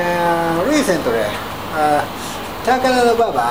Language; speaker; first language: English; non-native, learner; Japanese